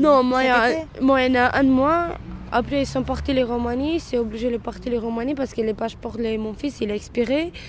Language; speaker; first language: French; non-native, learner; Romanian